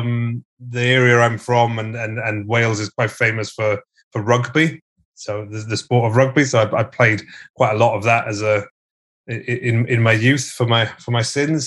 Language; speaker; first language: English; native; English